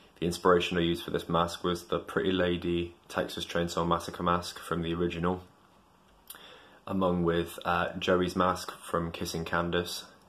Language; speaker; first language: English; native; English